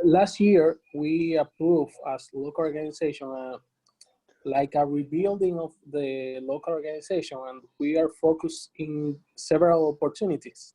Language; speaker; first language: English; non-native, learner; Spanish